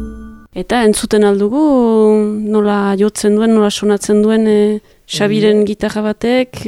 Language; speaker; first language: Basque; native; Basque